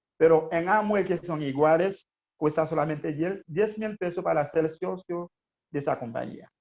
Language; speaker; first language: Spanish; non-native, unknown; Haitian Creole